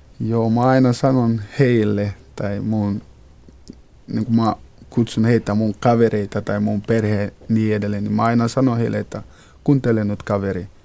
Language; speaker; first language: Finnish; non-native, fluent; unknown